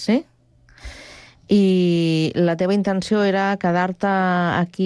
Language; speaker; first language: Catalan; native; Catalan